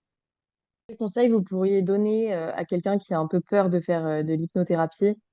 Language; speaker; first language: French; native; French